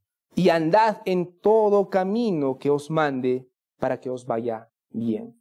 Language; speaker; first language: Spanish; native; Spanish